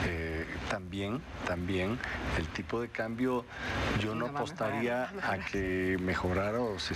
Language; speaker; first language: Spanish; native; Spanish